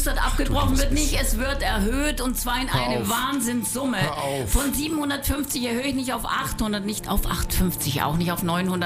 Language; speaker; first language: German; native; German